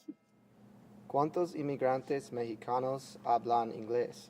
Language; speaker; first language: Spanish; non-native, learner; English